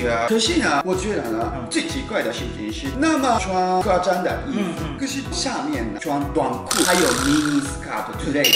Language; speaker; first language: Chinese; non-native, fluent; Japanese